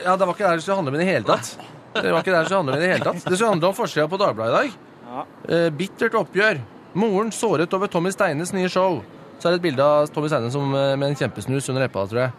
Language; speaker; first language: Norwegian; native; Norwegian